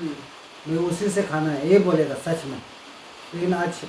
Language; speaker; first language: Hindi; non-native, local second language; Tibetan